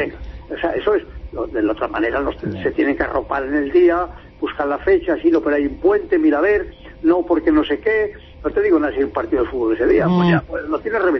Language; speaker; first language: Spanish; native; Spanish